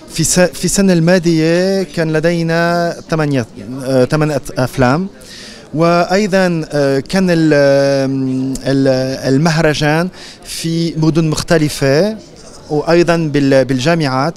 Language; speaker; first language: Arabic; non-native, fluent; French